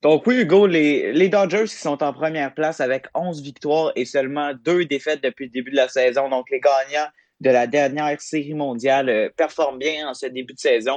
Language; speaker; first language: French; native; French